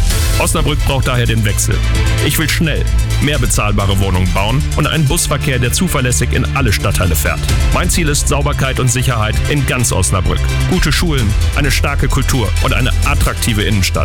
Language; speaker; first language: German; native; German